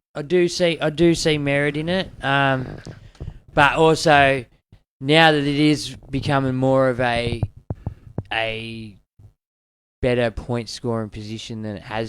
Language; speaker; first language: English; native; English